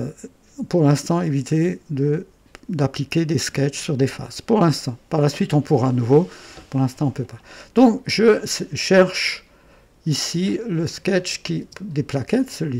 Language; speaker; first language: French; native; French